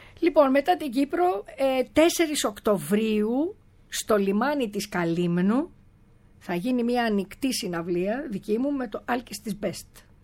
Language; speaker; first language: Greek; early bilingual, other home language; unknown